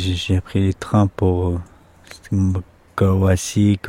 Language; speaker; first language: French; non-native, learner; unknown